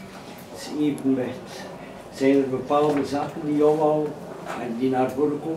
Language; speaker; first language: Dutch; native; Dutch